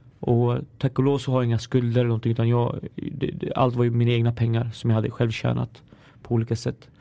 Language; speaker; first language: Swedish; early bilingual, other home language; Arabic